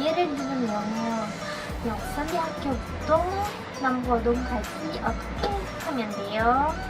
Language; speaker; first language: Korean; non-native, learner; Indonesian